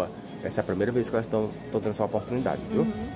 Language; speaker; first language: Portuguese; native; Portuguese